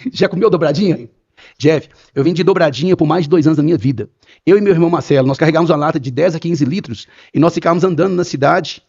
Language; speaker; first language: Portuguese; native; Portuguese